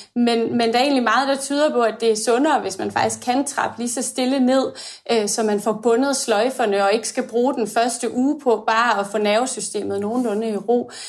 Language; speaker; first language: Danish; native; Danish